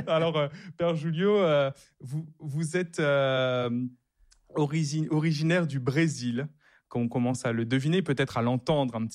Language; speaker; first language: French; native; French